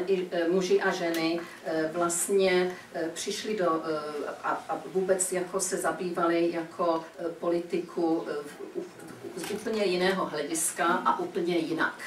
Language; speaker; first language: Czech; early bilingual, heritage; Czech